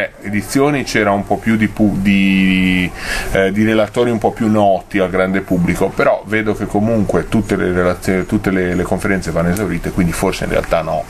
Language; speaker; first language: Italian; native; Italian